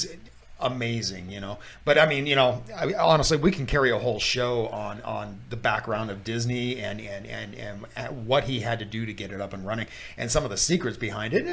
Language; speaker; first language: English; native; English